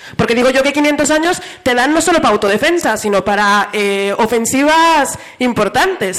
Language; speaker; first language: Spanish; non-native, learner; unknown